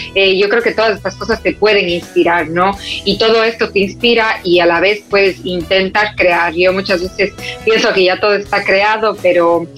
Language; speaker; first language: Spanish; native; Spanish